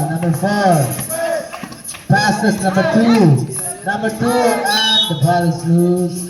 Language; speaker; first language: English; non-native, local second language; Indonesian